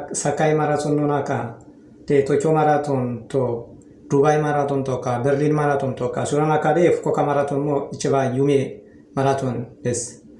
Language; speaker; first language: Japanese; non-native, fluent; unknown